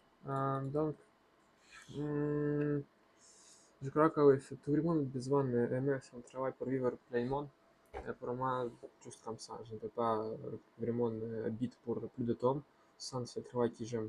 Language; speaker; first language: French; non-native, learner; Russian